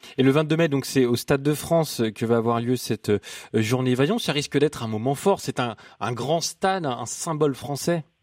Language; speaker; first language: French; native; French